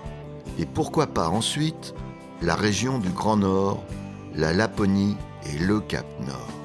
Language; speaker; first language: French; native; French